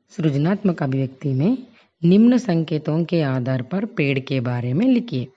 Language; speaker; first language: Hindi; non-native, local second language; Telugu